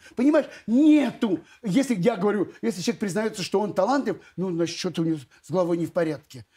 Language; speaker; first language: Russian; native; Russian